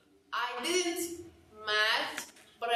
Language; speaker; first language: English; non-native, learner; Turkish